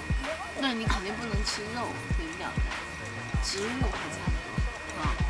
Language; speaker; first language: Chinese; non-native, learner; French